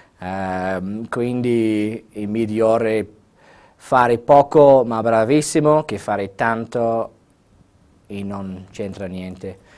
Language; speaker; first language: Italian; non-native, learner; English